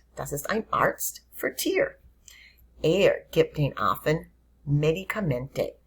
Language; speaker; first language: German; non-native, fluent; English